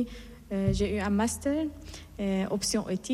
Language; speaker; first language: French; non-native, fluent; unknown